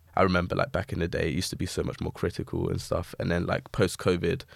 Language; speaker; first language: English; native; English